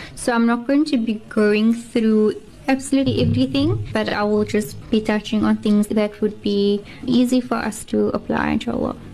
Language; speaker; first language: English; native; English